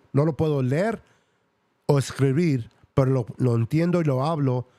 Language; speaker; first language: Spanish; early bilingual, other home language; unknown